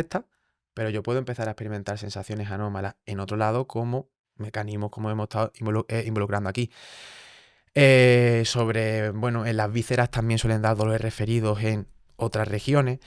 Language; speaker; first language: Spanish; native; Spanish